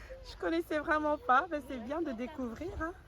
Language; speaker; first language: French; native; French